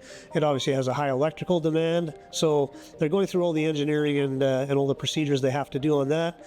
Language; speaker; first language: English; native; English